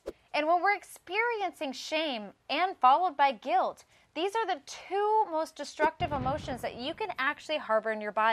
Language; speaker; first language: English; native; English